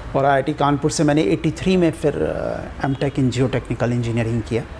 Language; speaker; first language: Hindi; native; Hindi